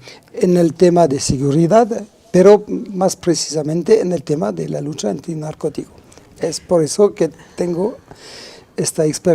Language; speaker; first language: Spanish; non-native, fluent; French